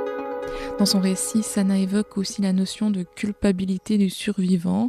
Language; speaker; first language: French; native; French